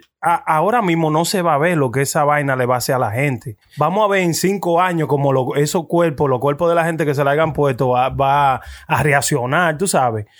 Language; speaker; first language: Spanish; early bilingual, heritage; Spanish